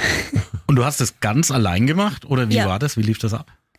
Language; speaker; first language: German; native; German